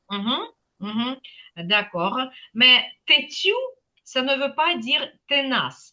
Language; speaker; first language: French; non-native, fluent; Ukrainian